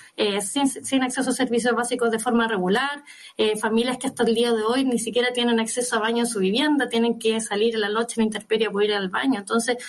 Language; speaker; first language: Spanish; native; Spanish